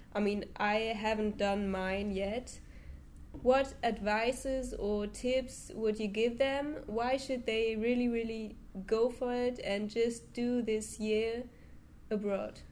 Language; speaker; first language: English; non-native, fluent; German